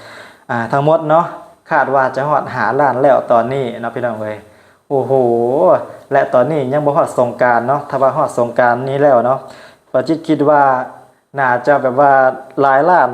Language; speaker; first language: Thai; non-native, local second language; Northeastern Thai